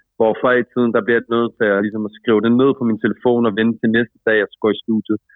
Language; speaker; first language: Danish; native; Danish